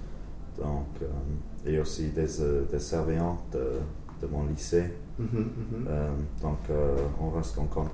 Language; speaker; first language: French; non-native, learner; English